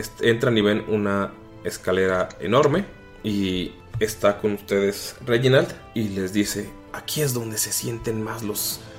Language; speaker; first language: Spanish; native; Spanish